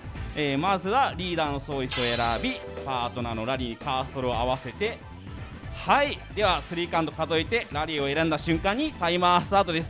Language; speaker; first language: Japanese; native; Japanese